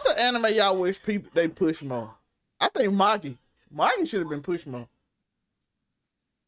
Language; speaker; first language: English; native; English